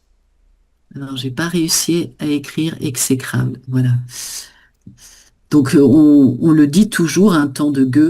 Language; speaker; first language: French; native; French